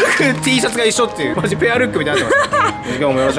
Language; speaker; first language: Japanese; native; Japanese